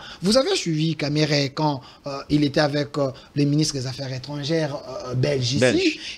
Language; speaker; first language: French; non-native, local second language; Lingala